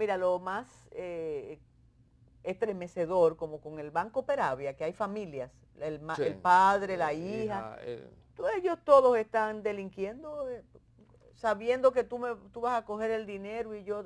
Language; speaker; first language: Spanish; native; Spanish